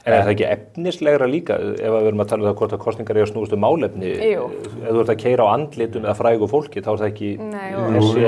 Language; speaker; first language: Icelandic; native; Icelandic